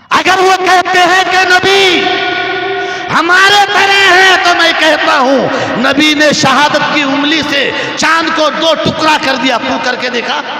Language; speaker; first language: Urdu; non-native, local second language; Bangla